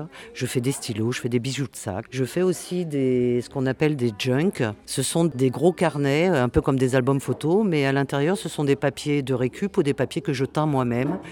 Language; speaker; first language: French; native; French